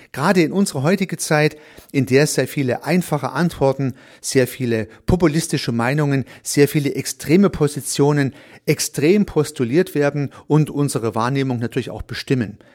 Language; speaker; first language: German; native; German